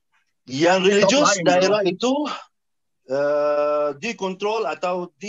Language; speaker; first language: Indonesian; non-native, fluent; Arabic